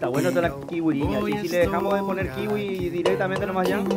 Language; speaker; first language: Spanish; native; Spanish